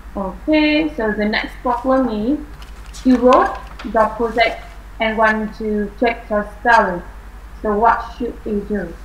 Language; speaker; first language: English; non-native, fluent; Vietnamese